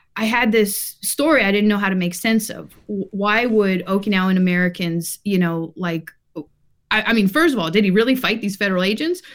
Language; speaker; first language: English; early bilingual, other home language; Japanese